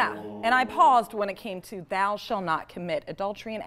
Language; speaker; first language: English; native; English